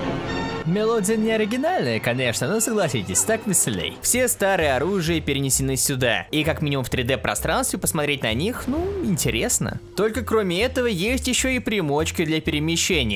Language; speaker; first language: Russian; native; Russian